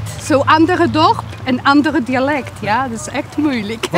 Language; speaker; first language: Dutch; non-native, learner; Polish